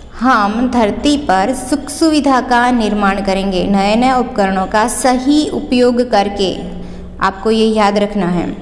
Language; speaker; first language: Hindi; non-native, local second language; Gujarati